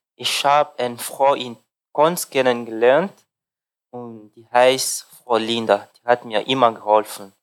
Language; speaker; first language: German; non-native, learner; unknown